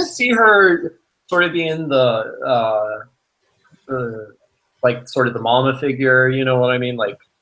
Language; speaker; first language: English; native; English